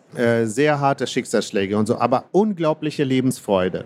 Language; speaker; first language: German; early bilingual, other home language; Russian